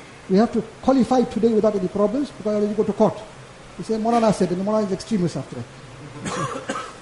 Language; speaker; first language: English; native; English